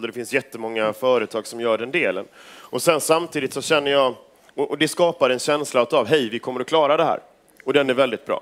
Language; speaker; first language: Swedish; native; Swedish